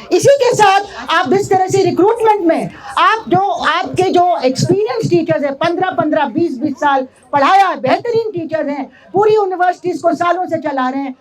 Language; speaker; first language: Hindi; native; Hindi